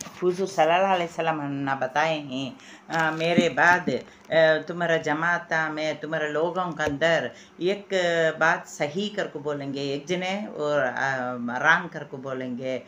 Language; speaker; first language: Hindi; non-native, local second language; Urdu